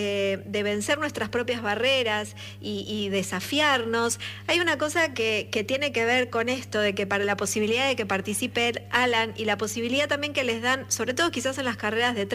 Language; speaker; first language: Spanish; native; Spanish